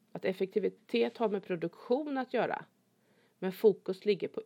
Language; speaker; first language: Swedish; native; Swedish